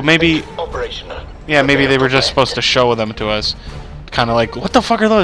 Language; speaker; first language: English; native; English